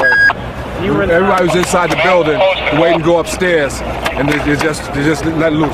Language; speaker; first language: English; native; English